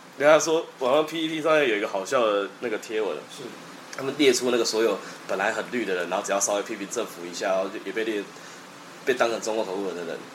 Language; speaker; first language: Chinese; native; Chinese